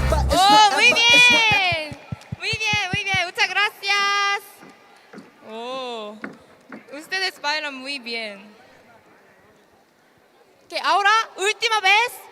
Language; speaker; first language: Spanish; non-native, learner; Korean